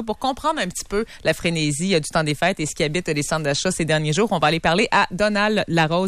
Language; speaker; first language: French; native; French